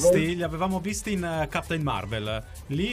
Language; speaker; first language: Italian; native; Italian